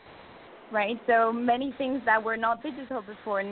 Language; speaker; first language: English; non-native, fluent; Spanish